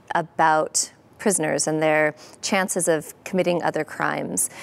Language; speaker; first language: English; native; English